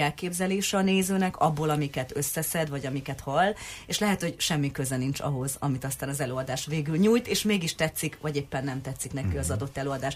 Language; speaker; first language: Hungarian; native; Hungarian